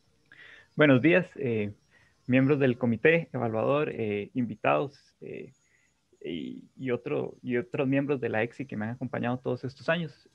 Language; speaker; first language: Spanish; native; Spanish